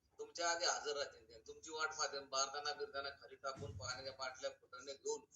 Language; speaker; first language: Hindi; non-native, local second language; Marathi